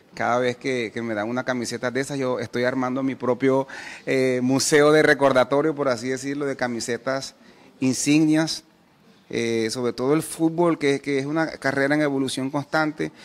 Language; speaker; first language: Spanish; native; Spanish